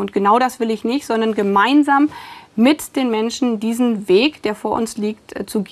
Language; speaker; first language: German; native; German